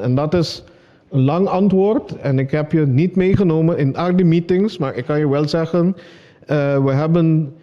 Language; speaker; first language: Dutch; non-native, local second language; Papiamento